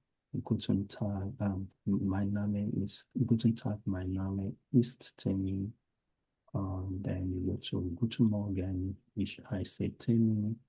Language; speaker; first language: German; non-native, fluent; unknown